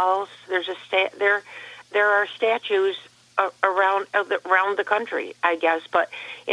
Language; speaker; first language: English; native; English